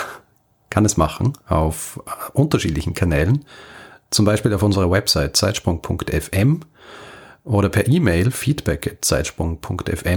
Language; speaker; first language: German; native; German